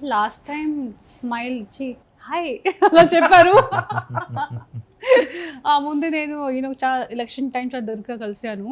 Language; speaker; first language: Telugu; non-native, local second language; Hindi